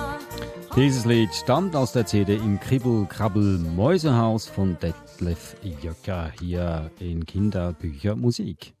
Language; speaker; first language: German; native; German